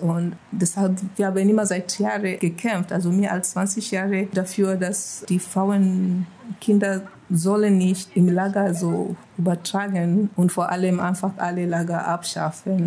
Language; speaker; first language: German; non-native, fluent; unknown